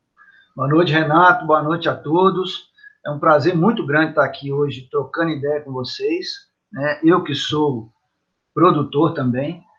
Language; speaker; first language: Portuguese; native; Portuguese